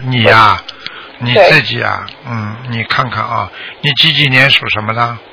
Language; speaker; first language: Chinese; native; Chinese